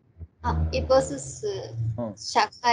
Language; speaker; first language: Japanese; non-native, learner; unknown